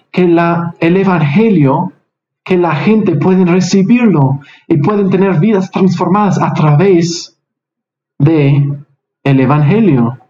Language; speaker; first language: Spanish; non-native, fluent; English